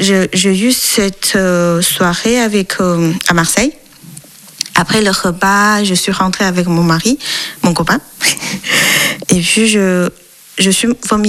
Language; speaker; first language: French; non-native, learner; Chinese